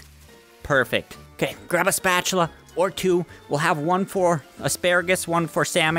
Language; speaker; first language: English; native; English